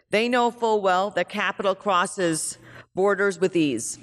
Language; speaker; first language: English; native; English